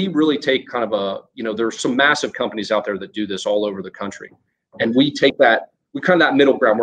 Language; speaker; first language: English; native; English